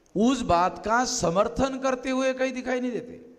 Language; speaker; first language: Hindi; non-native, local second language; Marathi